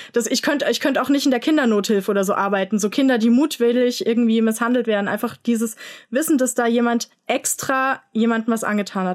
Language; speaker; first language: German; native; German